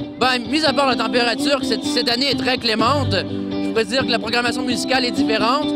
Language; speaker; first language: French; native; French